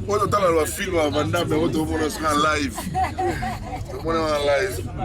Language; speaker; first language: French; non-native, local second language; Lingala